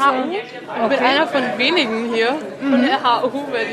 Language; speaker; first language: German; non-native, fluent; English